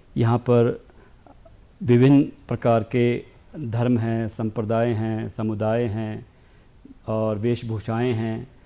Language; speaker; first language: Hindi; native; Hindi